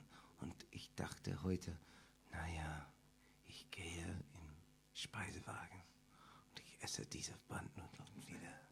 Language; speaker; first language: German; non-native, learner; English